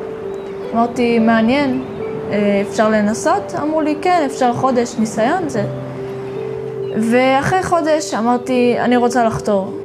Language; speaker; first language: Hebrew; early bilingual, other home language; Russian